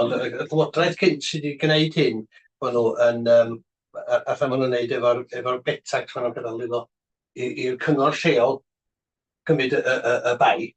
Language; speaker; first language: Welsh; native; Welsh